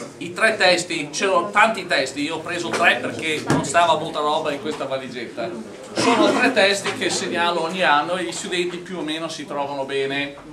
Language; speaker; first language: Italian; non-native, fluent; English